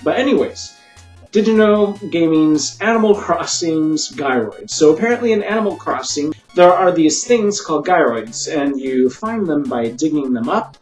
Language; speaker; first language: English; native; English